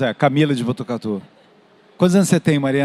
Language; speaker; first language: Portuguese; native; Portuguese